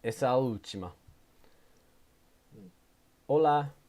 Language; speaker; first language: Portuguese; non-native, learner; English